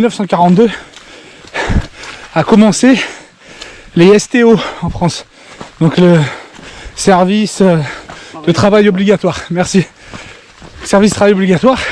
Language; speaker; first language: French; native; French